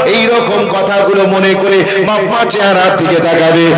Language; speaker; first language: Bangla; native; Bangla